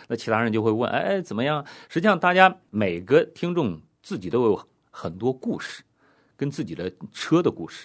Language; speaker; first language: Chinese; native; Chinese